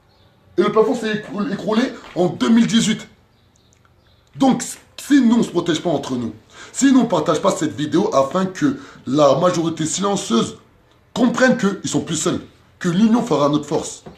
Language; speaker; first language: French; native; French